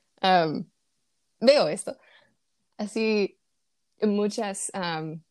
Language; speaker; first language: Spanish; non-native, learner; English